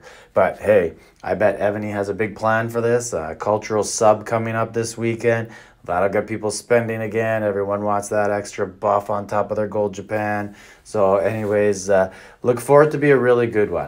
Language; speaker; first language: English; native; English